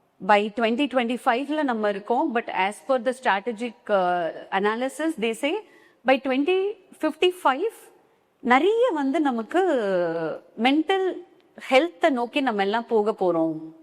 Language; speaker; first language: English; non-native, local second language; Tamil